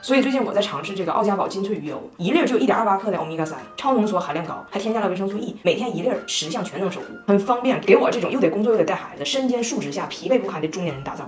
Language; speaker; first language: Chinese; native; Chinese